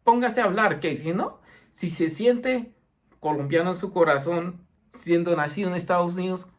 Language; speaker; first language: Spanish; early bilingual, heritage; Spanish